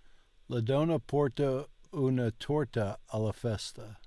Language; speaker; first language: Italian; non-native, learner; English